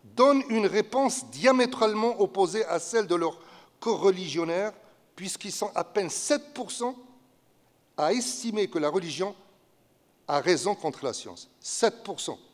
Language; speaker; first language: French; non-native, local second language; Arabic